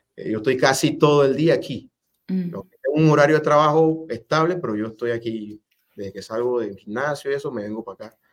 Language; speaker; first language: Spanish; native; Spanish